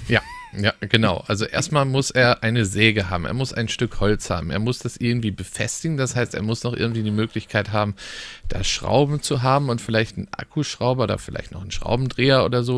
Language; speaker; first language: German; native; German